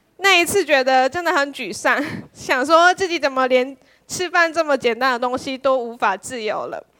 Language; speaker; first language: Chinese; non-native, fluent; Korean